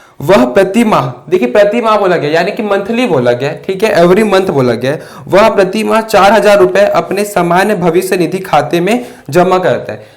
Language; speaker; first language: Hindi; native; Hindi